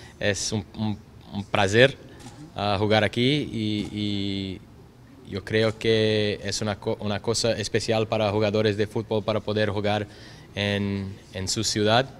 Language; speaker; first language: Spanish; non-native, learner; Portuguese